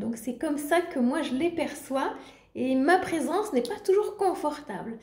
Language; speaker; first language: French; native; French